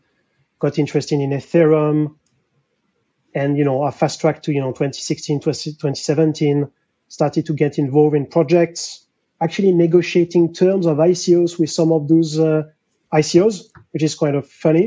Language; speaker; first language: English; non-native, fluent; French